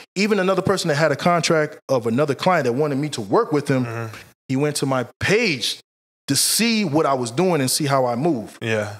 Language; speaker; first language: English; native; English